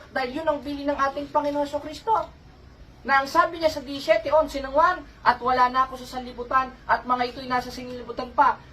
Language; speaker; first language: Filipino; native; Filipino